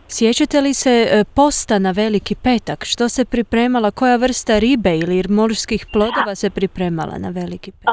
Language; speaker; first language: Croatian; native; Croatian